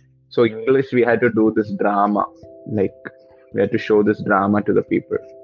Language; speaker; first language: English; early bilingual, other home language; Malayalam